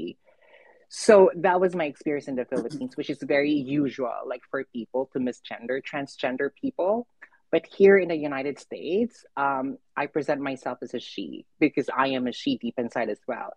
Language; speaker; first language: English; non-native, local second language; Filipino